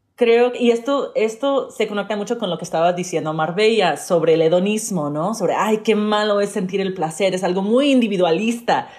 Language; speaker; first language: Spanish; early bilingual, heritage; Spanish